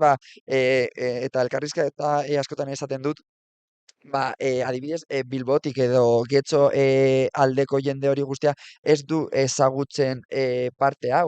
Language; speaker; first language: Basque; non-native, local second language; Spanish